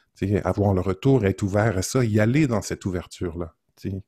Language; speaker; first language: French; native; French